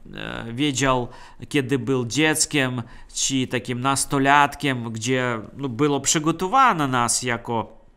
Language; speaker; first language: Polish; non-native, fluent; Russian